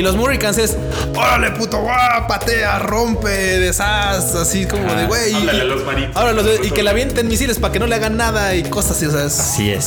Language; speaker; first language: Spanish; native; Spanish